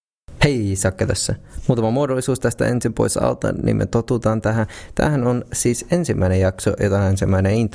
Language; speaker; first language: Finnish; native; Finnish